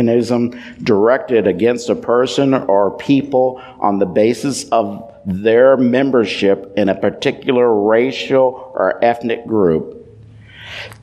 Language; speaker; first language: English; native; English